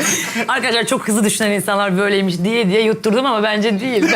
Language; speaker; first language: Turkish; native; Turkish